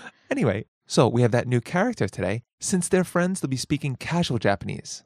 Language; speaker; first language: English; native; English